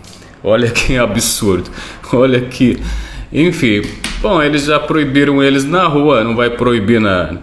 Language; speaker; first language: Portuguese; non-native, fluent; Arabic